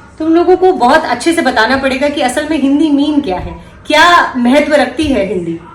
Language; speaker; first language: Hindi; native; Hindi